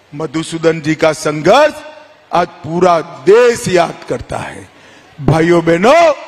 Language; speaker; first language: Hindi; non-native, local second language; Gujarati